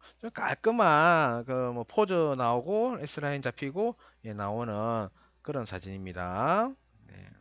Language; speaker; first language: Korean; native; Korean